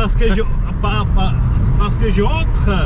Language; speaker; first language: French; non-native, local second language; Arabic